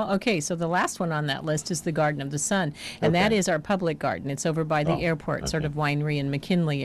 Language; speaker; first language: English; native; English